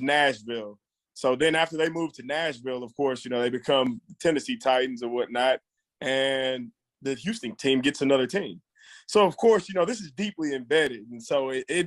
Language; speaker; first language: English; native; English